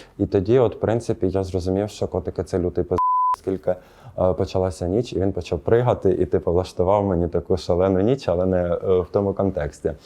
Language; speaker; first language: Ukrainian; native; Ukrainian